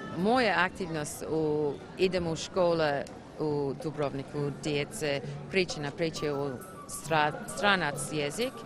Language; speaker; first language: Croatian; non-native, learner; English